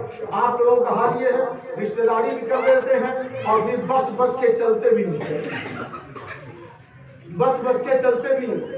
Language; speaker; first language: Urdu; native; Urdu